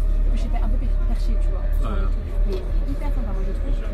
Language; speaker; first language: French; native; French